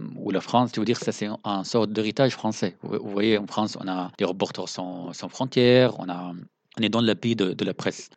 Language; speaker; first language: French; non-native, fluent; Arabic